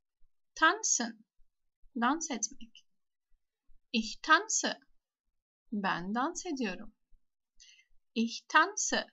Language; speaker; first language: German; non-native, fluent; Turkish